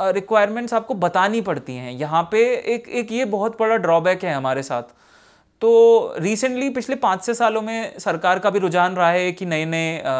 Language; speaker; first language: Hindi; native; Hindi